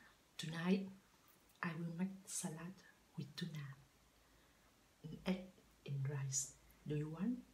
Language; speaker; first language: English; non-native, learner; Vietnamese